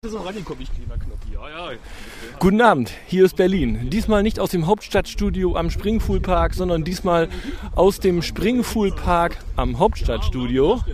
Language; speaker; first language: German; native; German